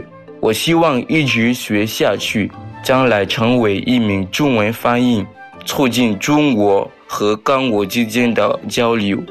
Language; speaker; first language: Chinese; non-native, fluent; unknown